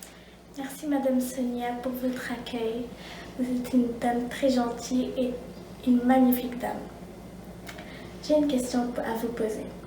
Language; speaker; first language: French; non-native, local second language; Arabic